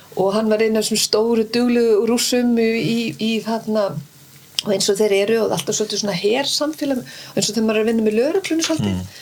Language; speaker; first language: Icelandic; early bilingual, heritage; Icelandic